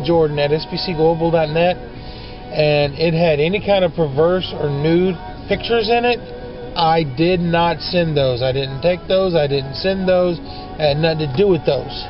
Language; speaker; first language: English; native; English